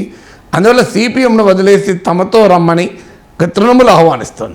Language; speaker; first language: Telugu; native; Telugu